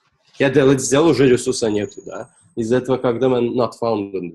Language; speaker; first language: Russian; non-native, local second language; Azerbaijani